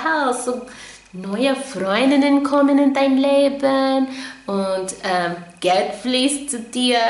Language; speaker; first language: German; non-native, fluent; English